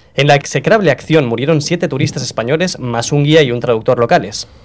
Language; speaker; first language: Spanish; non-native, local second language; Catalan